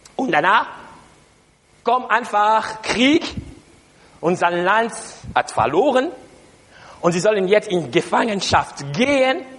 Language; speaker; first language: German; non-native, learner; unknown